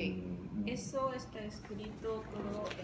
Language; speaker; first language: Spanish; non-native, fluent; Japanese